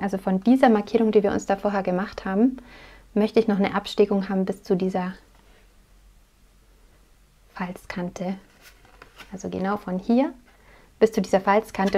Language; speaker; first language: German; native; German